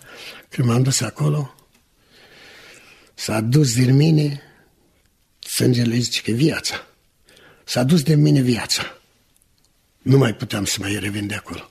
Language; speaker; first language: Romanian; native; Romanian